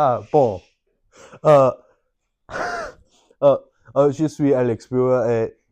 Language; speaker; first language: French; non-native, learner; English